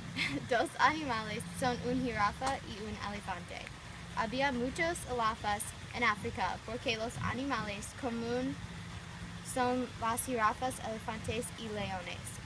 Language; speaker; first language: Spanish; non-native, learner; English